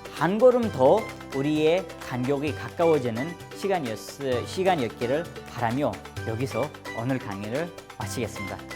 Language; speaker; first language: Korean; non-native, fluent; Urdu